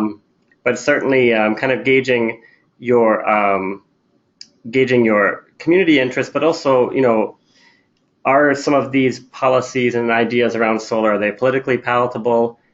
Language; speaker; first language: English; native; English